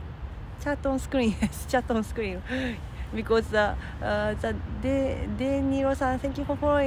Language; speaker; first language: English; non-native, fluent; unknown